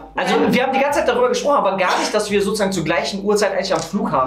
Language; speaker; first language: German; native; German